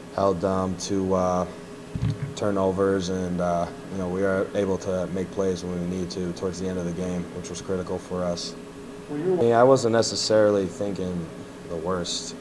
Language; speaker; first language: English; native; English